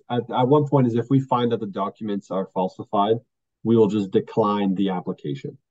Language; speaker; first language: English; native; English